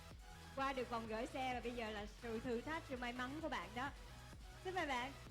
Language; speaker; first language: Vietnamese; native; Vietnamese